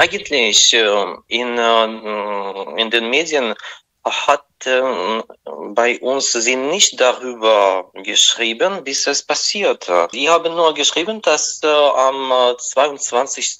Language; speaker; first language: German; non-native, fluent; Russian